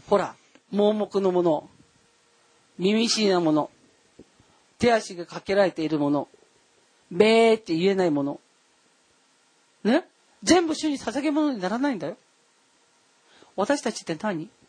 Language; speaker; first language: Japanese; non-native, fluent; Korean